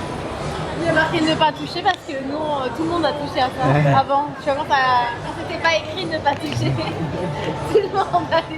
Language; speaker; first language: French; native; French